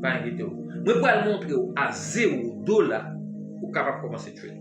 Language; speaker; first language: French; non-native, learner; Haitian Creole